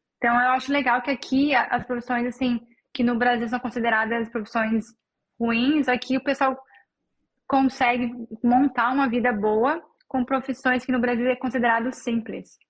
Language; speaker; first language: Portuguese; native; Portuguese